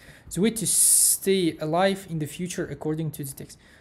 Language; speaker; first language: English; non-native, fluent; Kazakh